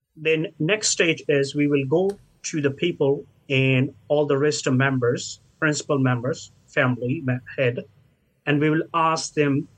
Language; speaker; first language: English; non-native, local second language; Hindi